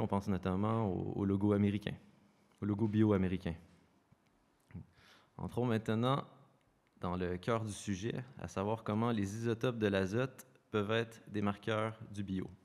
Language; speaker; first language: French; native; French